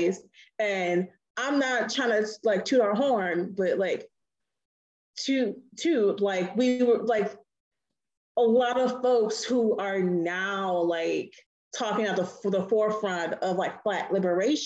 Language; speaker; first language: English; native; English